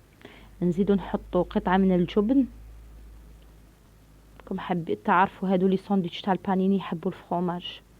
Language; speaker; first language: Arabic; native; Arabic